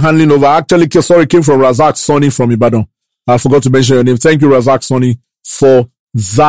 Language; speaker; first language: English; non-native, local second language; Yoruba